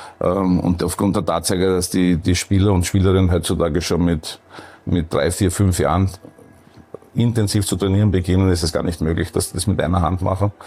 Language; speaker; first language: German; native; German